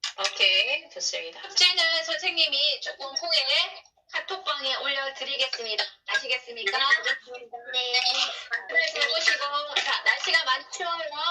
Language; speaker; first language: Korean; native; Korean